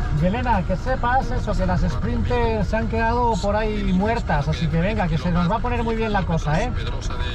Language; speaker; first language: Spanish; native; Spanish